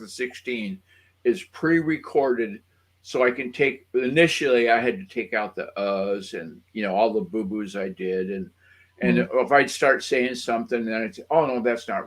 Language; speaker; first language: English; native; English